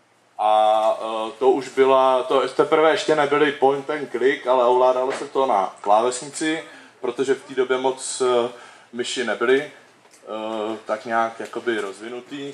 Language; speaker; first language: Czech; native; Czech